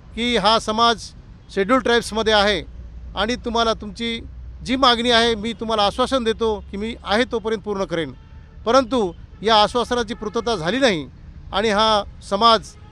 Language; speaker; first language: Marathi; non-native, local second language; Lambadi